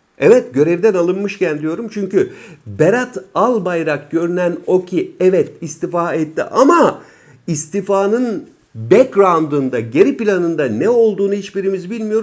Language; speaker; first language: Turkish; native; Turkish